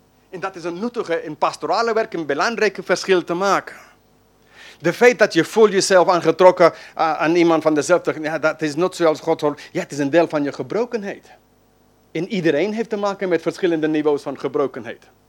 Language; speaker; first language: Dutch; non-native, fluent; English